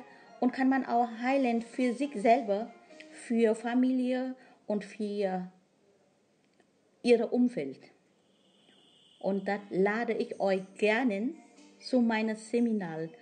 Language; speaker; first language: German; non-native, learner; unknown